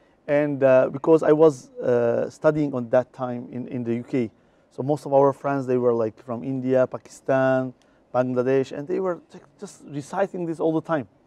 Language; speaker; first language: English; non-native, fluent; Turkish